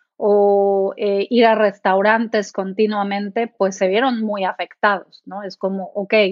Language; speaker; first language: Spanish; native; Spanish